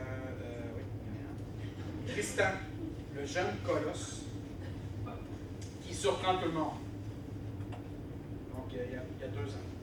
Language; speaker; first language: French; native; French